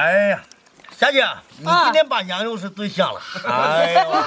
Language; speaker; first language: Chinese; native; Chinese